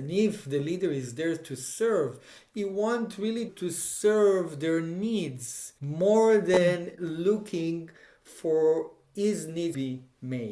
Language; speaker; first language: English; non-native, fluent; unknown